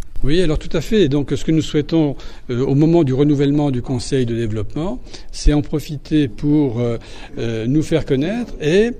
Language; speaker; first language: French; native; French